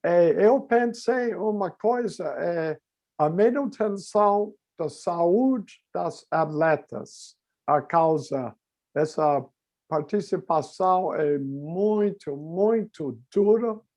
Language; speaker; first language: Portuguese; non-native, learner; English